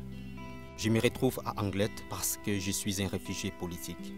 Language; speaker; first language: French; non-native, local second language; Lingala